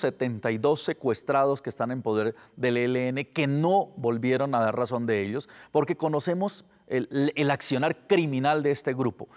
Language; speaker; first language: Spanish; native; Spanish